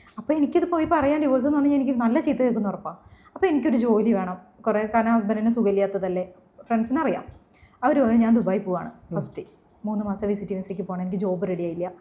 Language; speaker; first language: Malayalam; native; Malayalam